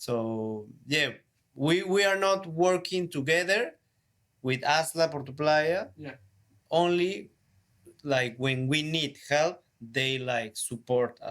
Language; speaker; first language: English; non-native, learner; Spanish